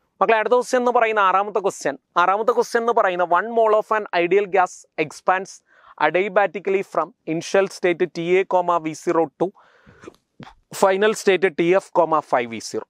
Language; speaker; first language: Malayalam; native; Malayalam